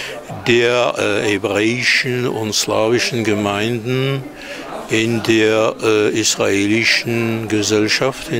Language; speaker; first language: German; non-native, fluent; Hebrew